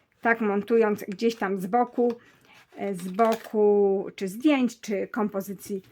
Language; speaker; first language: Polish; native; Polish